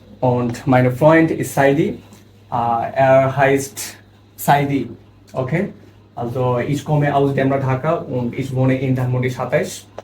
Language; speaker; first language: German; non-native, fluent; Bangla